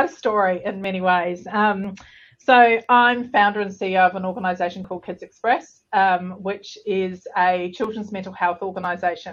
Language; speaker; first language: English; native; English